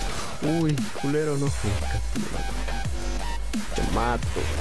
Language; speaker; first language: Spanish; native; Spanish